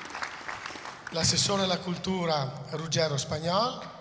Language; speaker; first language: Italian; native; Italian